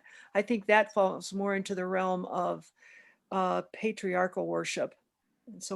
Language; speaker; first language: English; native; English